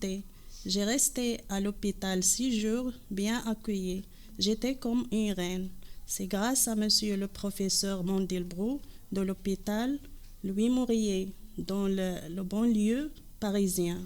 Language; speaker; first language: French; non-native, learner; Arabic